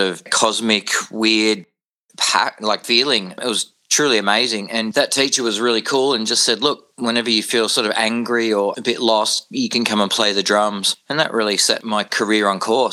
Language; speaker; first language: English; native; English